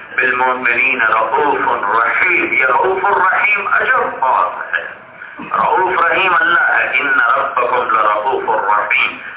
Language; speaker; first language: Urdu; non-native, local second language; Punjabi